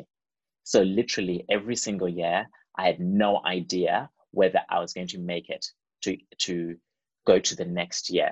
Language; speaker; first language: English; non-native, local second language; Shona